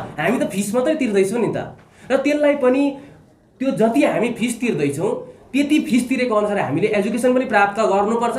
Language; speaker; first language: Nepali; native; Nepali